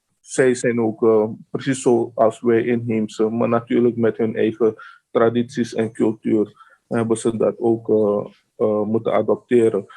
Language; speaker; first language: Dutch; non-native, local second language; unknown